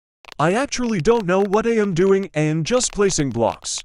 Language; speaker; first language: English; non-native, learner; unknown